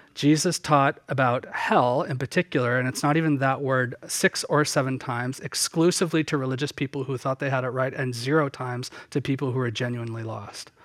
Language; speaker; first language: English; native; English